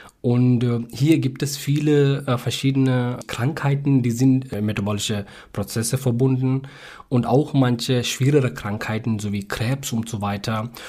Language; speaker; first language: German; non-native, learner; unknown